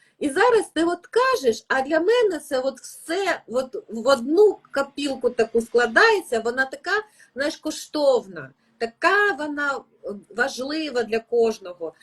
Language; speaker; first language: Ukrainian; native; Ukrainian